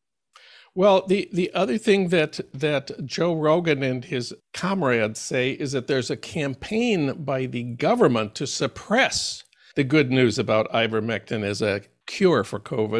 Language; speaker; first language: English; native; English